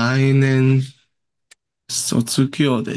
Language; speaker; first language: Japanese; non-native, learner; Chinese